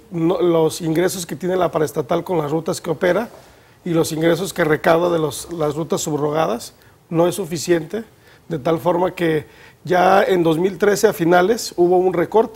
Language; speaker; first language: Spanish; native; Spanish